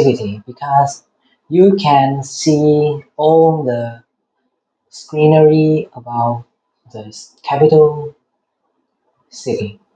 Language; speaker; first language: English; non-native, learner; Vietnamese